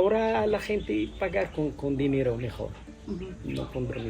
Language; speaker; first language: Spanish; non-native, learner; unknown